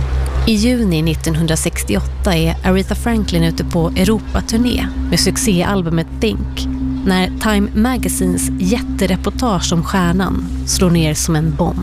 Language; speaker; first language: Swedish; native; Swedish